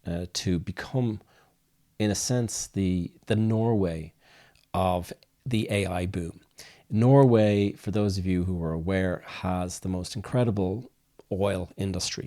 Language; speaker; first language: English; native; English